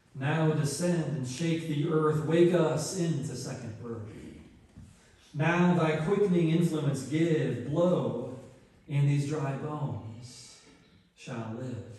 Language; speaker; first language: English; native; English